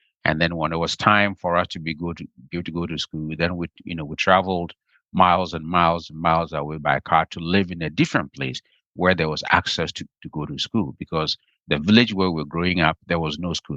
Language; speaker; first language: English; non-native, local second language; Akan